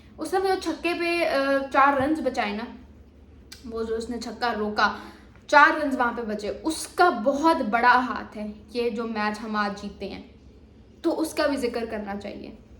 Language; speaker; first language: Urdu; non-native, local second language; Sindhi